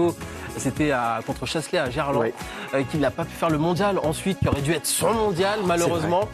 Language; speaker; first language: French; native; French